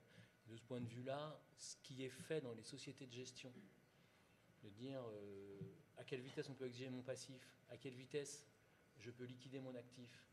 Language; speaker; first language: French; native; French